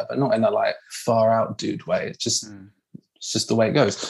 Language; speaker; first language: English; native; English